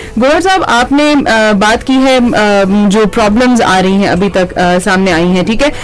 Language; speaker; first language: Urdu; non-native, local second language; Pashto